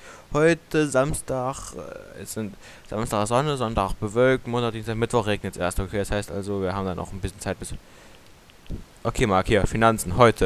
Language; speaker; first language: German; native; German